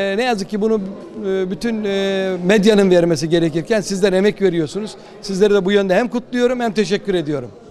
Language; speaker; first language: Turkish; native; Turkish